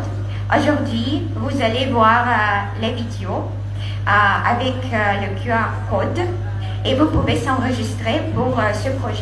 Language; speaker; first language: French; non-native, learner; Russian